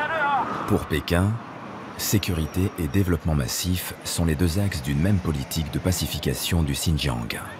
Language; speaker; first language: French; native; French